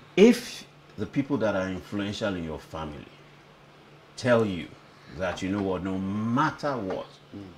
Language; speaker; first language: English; non-native, local second language; Yoruba